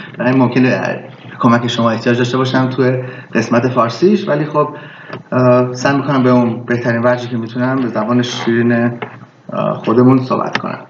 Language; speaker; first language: Persian; early bilingual, heritage; Persian